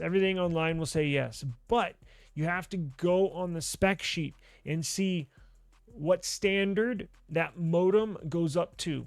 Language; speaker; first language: English; native; English